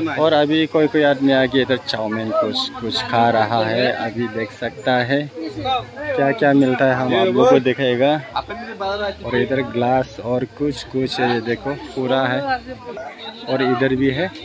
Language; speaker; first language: Hindi; non-native, local second language; Bodo